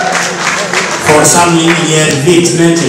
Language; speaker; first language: Swedish; non-native, learner; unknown